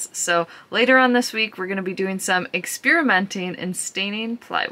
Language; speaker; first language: English; native; English